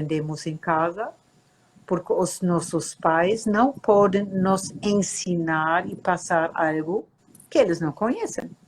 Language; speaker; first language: Portuguese; non-native, fluent; German